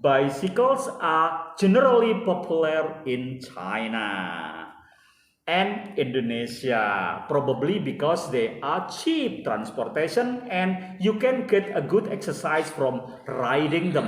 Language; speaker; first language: English; non-native, fluent; Indonesian